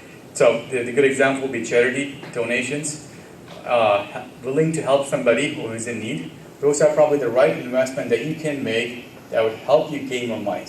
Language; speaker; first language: English; early bilingual, other home language; Gujarati